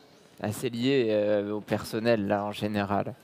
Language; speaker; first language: French; native; French